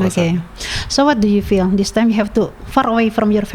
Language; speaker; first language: English; non-native, learner; Indonesian